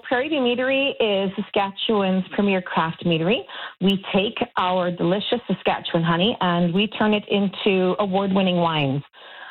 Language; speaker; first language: English; native; English